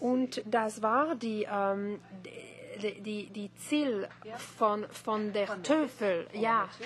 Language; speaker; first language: German; non-native, learner; French